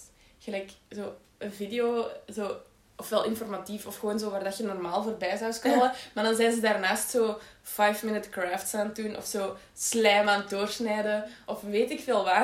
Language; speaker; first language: Dutch; native; Dutch